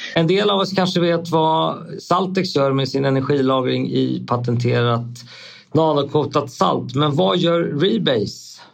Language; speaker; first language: Swedish; native; Swedish